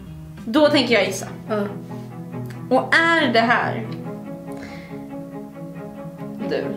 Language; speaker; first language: Swedish; native; Swedish